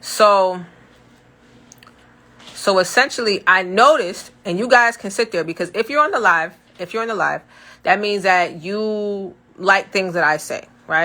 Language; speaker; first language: English; native; English